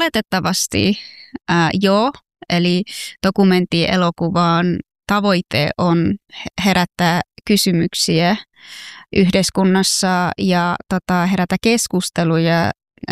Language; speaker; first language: Finnish; non-native, fluent; Persian